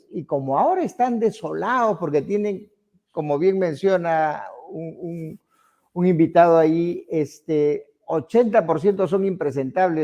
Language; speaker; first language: Spanish; native; Spanish